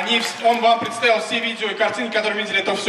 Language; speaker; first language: Russian; native; Russian